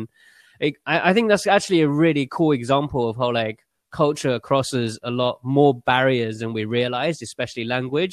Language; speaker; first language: English; early bilingual, other home language; Chinese